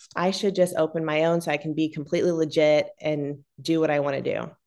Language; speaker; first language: English; native; English